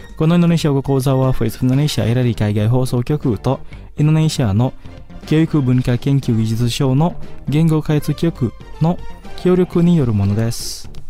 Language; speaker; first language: Japanese; non-native, fluent; Indonesian